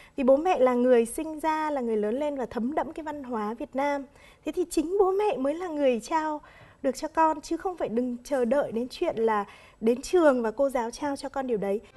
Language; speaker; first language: Vietnamese; native; Vietnamese